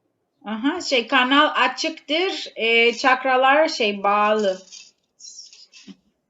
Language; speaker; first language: Turkish; non-native, learner; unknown